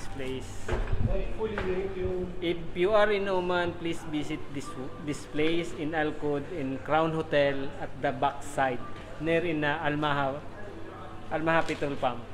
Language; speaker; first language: English; non-native, local second language; Filipino